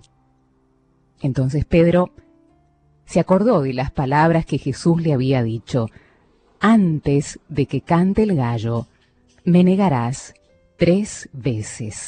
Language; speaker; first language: Spanish; native; Spanish